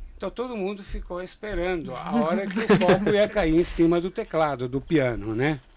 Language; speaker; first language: Portuguese; non-native, fluent; Italian